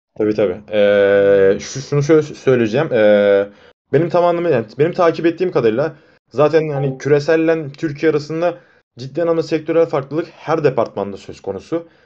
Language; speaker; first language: Turkish; native; Turkish